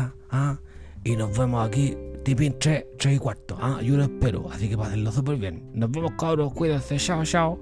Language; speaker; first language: Spanish; native; Spanish